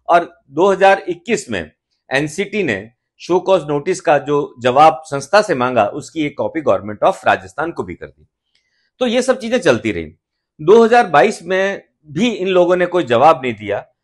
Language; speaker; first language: Hindi; native; Hindi